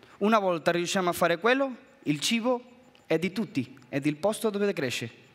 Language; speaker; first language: Italian; non-native, fluent; Spanish